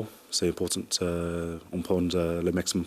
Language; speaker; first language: French; non-native, learner; English